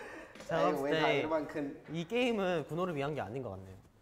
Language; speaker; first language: Korean; native; Korean